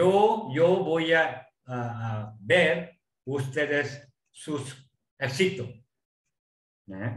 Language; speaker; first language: Spanish; non-native, learner; Korean